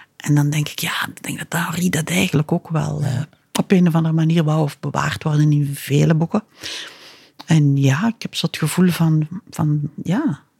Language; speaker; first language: Dutch; native; Dutch